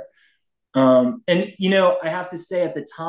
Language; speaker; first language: English; native; English